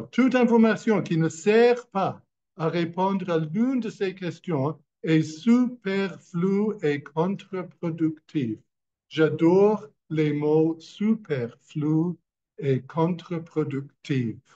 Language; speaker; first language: French; non-native, fluent; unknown